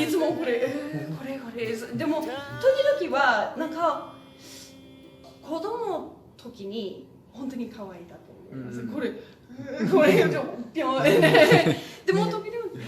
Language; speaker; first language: Japanese; non-native, learner; English